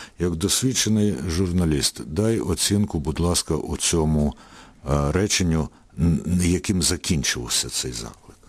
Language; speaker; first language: Ukrainian; native; Ukrainian